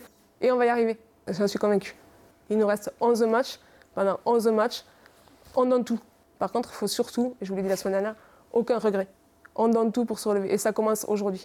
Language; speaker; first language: French; native; French